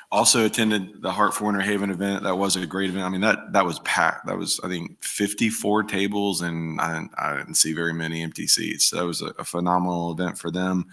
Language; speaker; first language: English; native; English